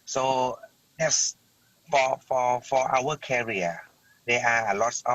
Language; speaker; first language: English; non-native, learner; Thai